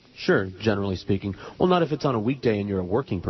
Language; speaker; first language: English; native; English